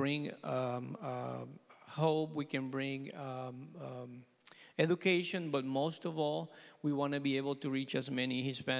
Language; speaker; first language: English; non-native, fluent; Spanish